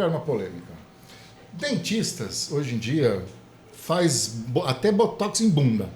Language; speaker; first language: Portuguese; native; Portuguese